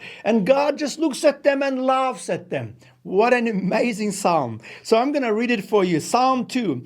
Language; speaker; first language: English; non-native, fluent; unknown